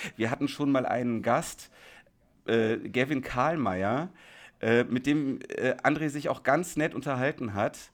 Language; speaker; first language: German; native; German